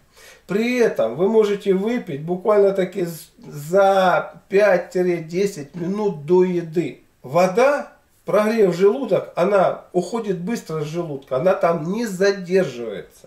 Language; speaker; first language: Russian; native; Russian